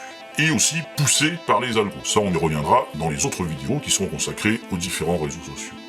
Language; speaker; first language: French; native; French